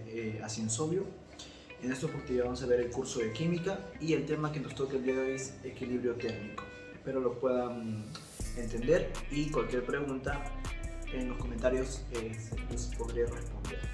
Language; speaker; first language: Spanish; native; Spanish